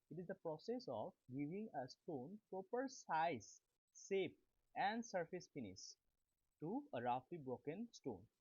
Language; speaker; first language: English; non-native, local second language; Assamese